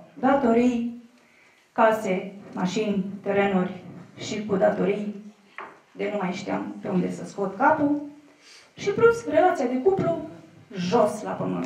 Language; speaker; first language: Romanian; native; Romanian